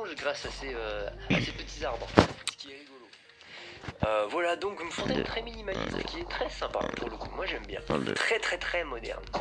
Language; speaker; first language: French; native; French